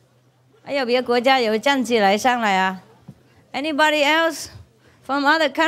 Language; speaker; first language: Chinese; non-native, fluent; Vietnamese